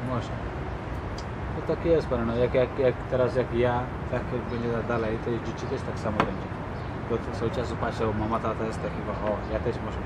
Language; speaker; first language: Polish; non-native, learner; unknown